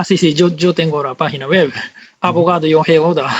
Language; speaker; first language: Spanish; non-native, learner; Japanese